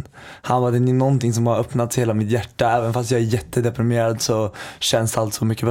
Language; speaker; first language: Swedish; native; Swedish